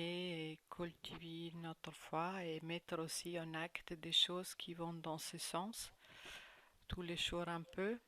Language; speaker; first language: French; non-native, fluent; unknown